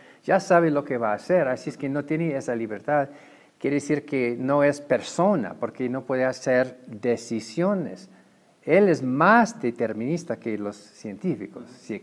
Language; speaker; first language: Spanish; non-native, fluent; English